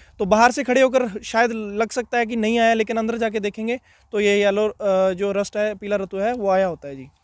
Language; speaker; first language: Hindi; non-native, local second language; Punjabi